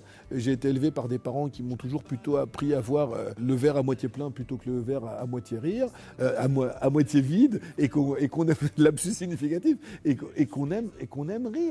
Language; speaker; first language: French; native; French